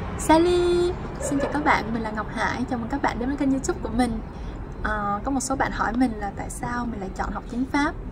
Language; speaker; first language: Vietnamese; native; Vietnamese